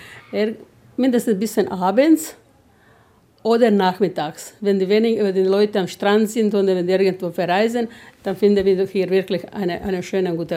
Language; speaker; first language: German; non-native, fluent; Croatian